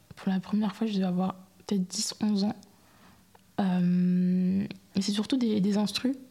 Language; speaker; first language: French; native; French